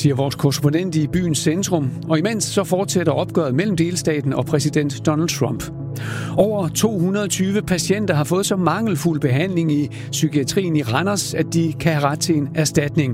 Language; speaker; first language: Danish; native; Danish